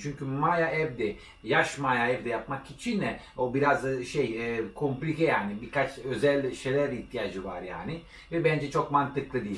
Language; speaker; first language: Turkish; non-native, learner; Italian